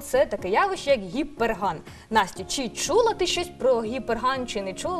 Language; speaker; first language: Ukrainian; native; Ukrainian